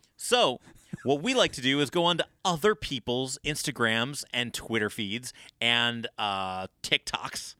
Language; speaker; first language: English; native; English